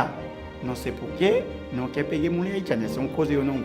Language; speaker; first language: Portuguese; non-native, learner; Haitian Creole